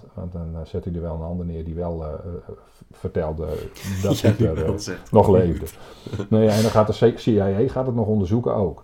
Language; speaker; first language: Dutch; native; Dutch